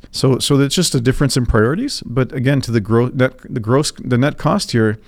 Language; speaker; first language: English; native; English